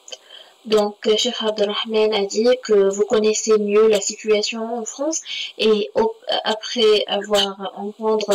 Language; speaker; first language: French; non-native, learner; Arabic